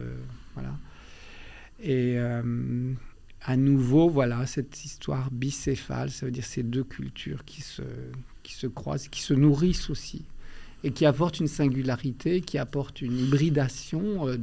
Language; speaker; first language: French; early bilingual, other home language; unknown